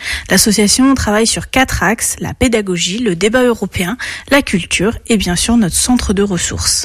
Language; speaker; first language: French; native; French